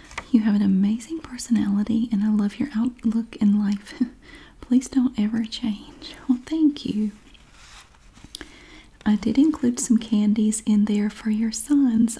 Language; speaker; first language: English; native; English